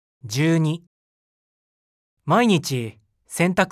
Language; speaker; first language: Japanese; non-native, learner; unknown